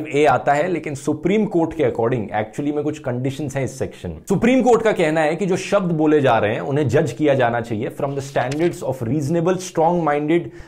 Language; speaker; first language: Hindi; native; Hindi